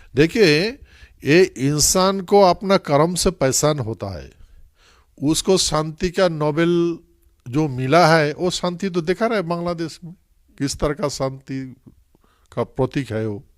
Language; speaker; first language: Hindi; non-native, local second language; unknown